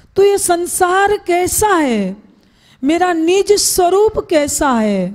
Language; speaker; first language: Hindi; non-native, local second language; Gujarati